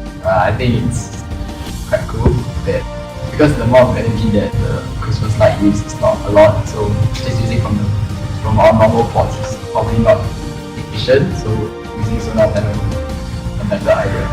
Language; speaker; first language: English; non-native, local second language; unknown